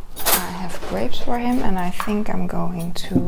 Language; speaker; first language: English; non-native, fluent; Dutch